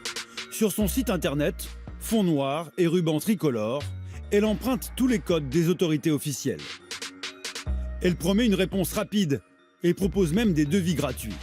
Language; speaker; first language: French; native; French